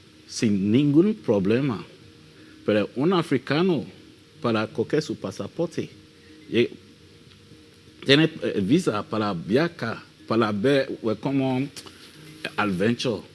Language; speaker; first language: Spanish; non-native, learner; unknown